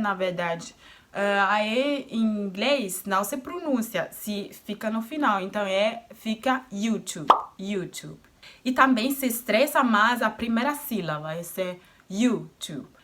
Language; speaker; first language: Portuguese; non-native, fluent; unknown